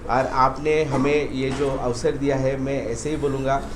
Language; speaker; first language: Hindi; non-native, local second language; Marathi